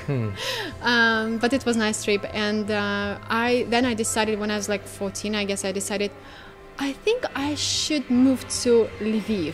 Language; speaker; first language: English; non-native, fluent; Ukrainian